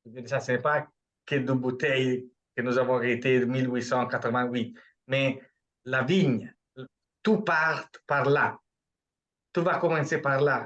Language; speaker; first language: French; non-native, fluent; Italian